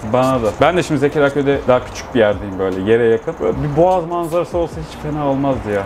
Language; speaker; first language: Turkish; native; Turkish